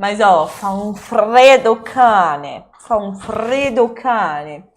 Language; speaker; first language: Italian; non-native, fluent; Portuguese